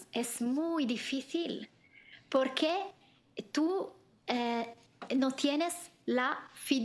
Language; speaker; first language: Spanish; non-native, fluent; Italian